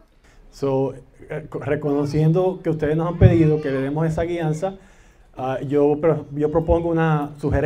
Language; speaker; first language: Spanish; native; Spanish